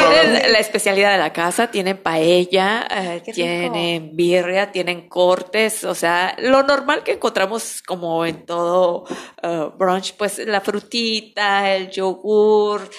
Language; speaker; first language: Spanish; native; Spanish